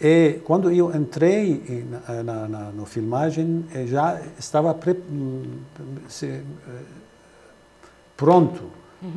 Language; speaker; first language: Portuguese; non-native, fluent; Arabic